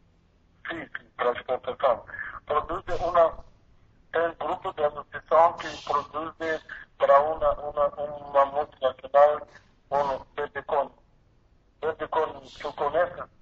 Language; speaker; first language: Spanish; non-native, learner; Portuguese